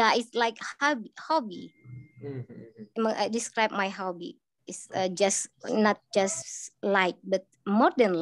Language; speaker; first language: English; non-native, learner; Indonesian